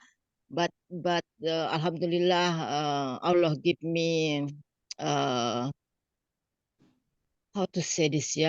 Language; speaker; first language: English; non-native, learner; Indonesian